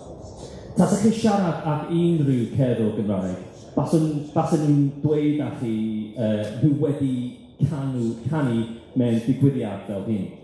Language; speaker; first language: Welsh; non-native, fluent; English